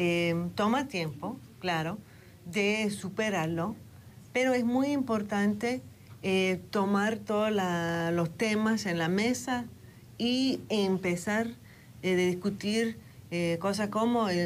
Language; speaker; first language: Spanish; non-native, fluent; English